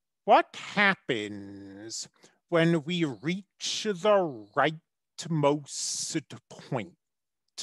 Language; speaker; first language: English; native; English